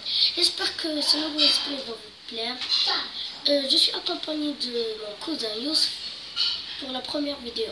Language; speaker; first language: French; native; French